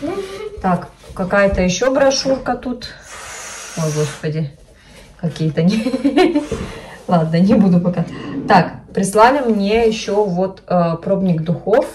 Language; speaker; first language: Russian; native; Russian